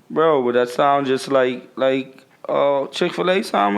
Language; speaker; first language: English; native; English